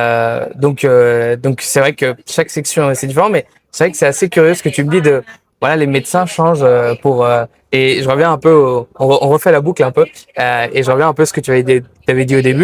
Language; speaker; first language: French; native; French